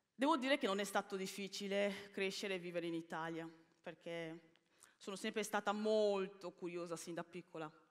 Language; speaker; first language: Italian; early bilingual, other home language; Bini